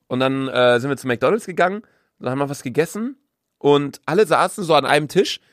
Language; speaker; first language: German; native; German